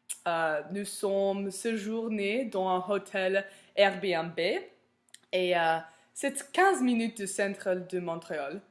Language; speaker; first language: French; non-native, learner; English